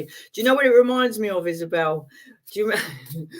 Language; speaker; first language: English; native; English